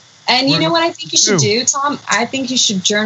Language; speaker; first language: English; native; English